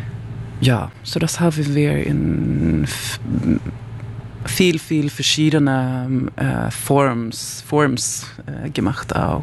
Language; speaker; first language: German; non-native, learner; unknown